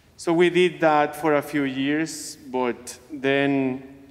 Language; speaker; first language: English; non-native, fluent; Spanish